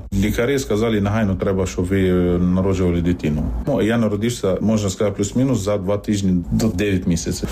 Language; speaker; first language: Ukrainian; non-native, fluent; Arabic